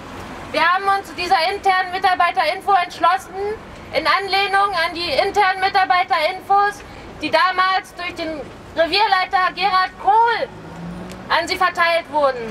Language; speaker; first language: German; native; German